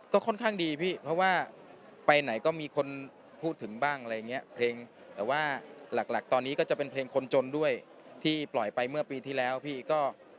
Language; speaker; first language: Thai; native; Thai